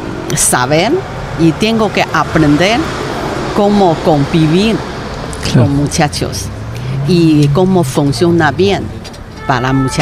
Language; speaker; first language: Spanish; non-native, learner; Chinese